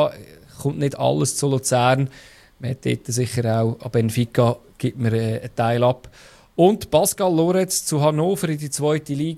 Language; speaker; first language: German; native; German